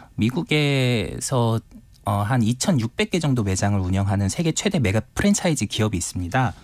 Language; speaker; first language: Korean; native; Korean